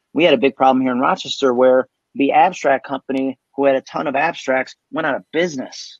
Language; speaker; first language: English; native; English